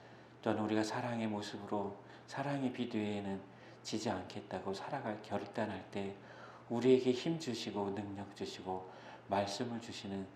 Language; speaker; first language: Korean; native; Korean